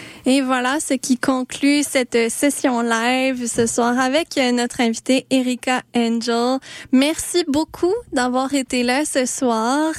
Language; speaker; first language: French; native; French